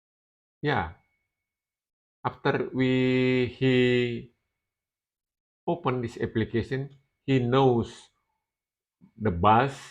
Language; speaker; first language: English; non-native, learner; Indonesian